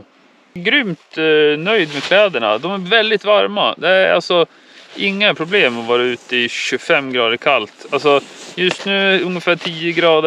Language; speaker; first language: Swedish; native; Swedish